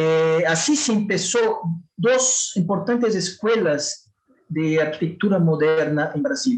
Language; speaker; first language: Spanish; non-native, fluent; Portuguese